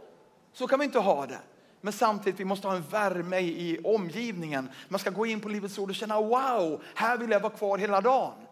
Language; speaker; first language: Swedish; native; Swedish